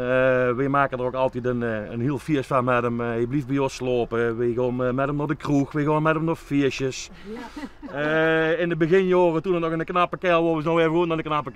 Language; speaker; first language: Dutch; native; Dutch